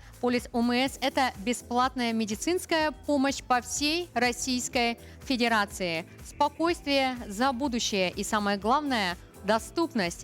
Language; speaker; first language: Russian; native; Russian